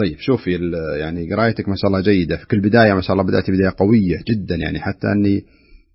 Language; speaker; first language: Arabic; native; Arabic